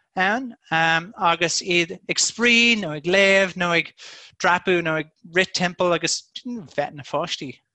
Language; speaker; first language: Irish; non-native, local second language; English